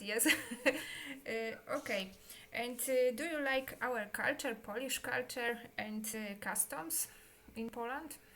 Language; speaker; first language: English; non-native, learner; Polish